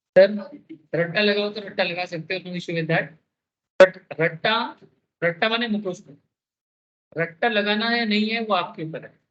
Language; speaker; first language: Hindi; non-native, local second language; Bangla